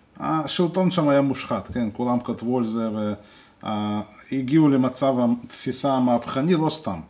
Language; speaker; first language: Hebrew; non-native, fluent; Russian